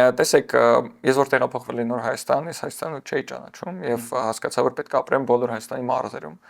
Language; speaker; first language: Armenian; early bilingual, heritage; Armenian